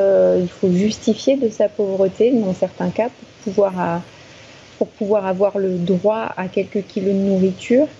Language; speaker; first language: French; native; French